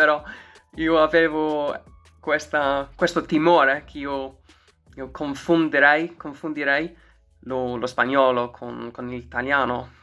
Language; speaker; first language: Italian; non-native, learner; English